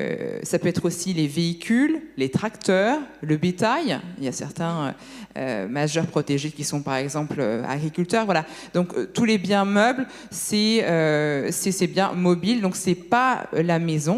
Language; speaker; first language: French; native; French